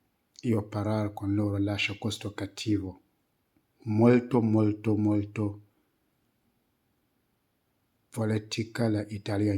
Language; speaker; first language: Italian; non-native, learner; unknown